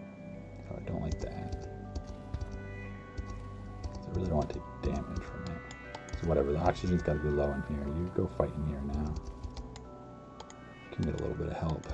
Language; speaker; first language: English; native; English